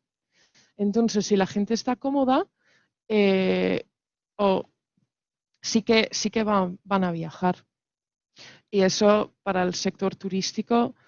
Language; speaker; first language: Spanish; non-native, fluent; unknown